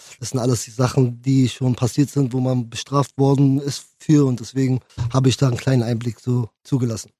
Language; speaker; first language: German; early bilingual, other home language; Kurdish